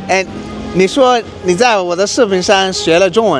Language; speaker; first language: Chinese; non-native, fluent; Akan